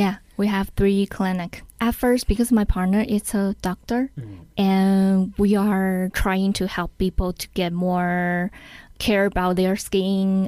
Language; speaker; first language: English; non-native, learner; Chinese